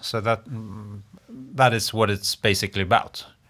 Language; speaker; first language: English; non-native, fluent; Swedish